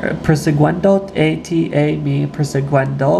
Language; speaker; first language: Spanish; non-native, learner; English